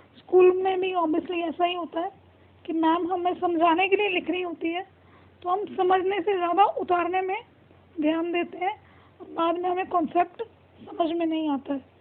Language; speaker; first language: Hindi; non-native, local second language; Punjabi